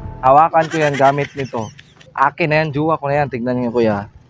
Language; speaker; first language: Filipino; non-native, local second language; Cebuano